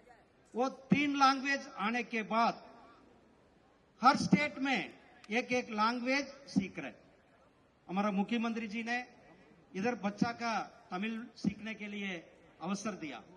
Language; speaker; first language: Hindi; non-native, local second language; Tamil